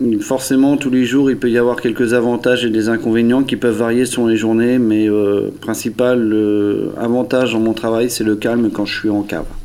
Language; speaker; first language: French; native; French